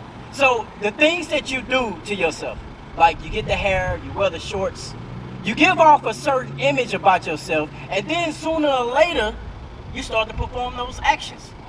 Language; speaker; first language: English; native; English